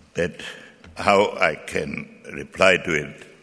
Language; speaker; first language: English; non-native, fluent; German